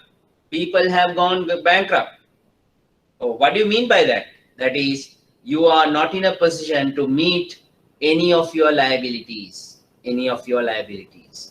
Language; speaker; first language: English; non-native, local second language; Sinhala